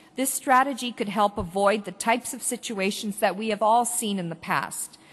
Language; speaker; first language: English; native; English